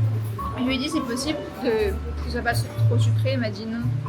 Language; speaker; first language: French; native; French